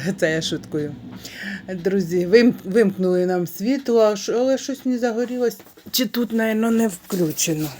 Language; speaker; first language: Ukrainian; non-native, local second language; Russian